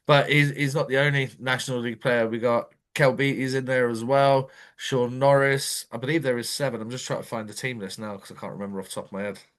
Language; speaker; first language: English; native; English